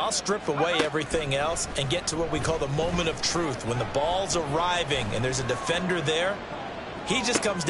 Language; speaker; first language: English; native; English